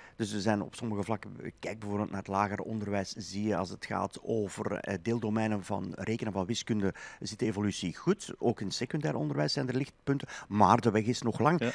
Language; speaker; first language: Dutch; native; Dutch